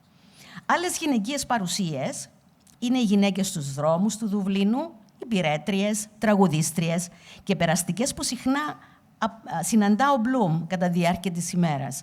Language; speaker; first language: Greek; native; Greek